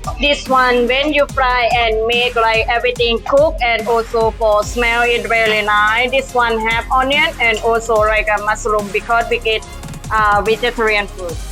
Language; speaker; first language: English; non-native, learner; Thai